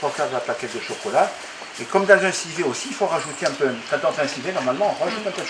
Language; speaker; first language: French; native; French